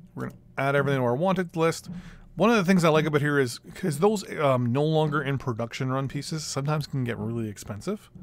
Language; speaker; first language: English; native; English